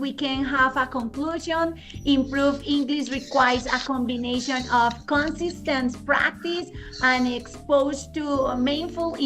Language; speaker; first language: English; non-native, fluent; Spanish